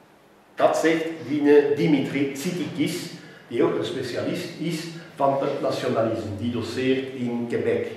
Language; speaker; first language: Dutch; non-native, local second language; French